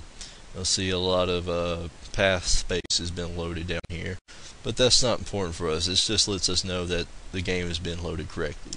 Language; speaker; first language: English; native; English